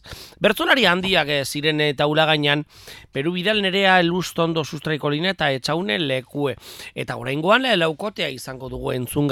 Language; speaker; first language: Basque; native; Basque